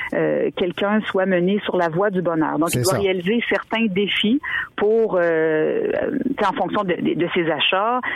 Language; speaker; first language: French; native; French